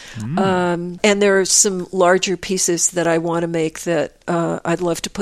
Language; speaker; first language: English; native; English